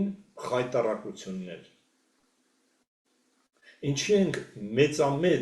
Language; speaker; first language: Armenian; native; Armenian